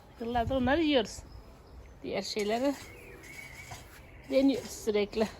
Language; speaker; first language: Turkish; native; Turkish